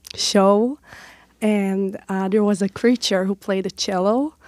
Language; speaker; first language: English; non-native, fluent; Hebrew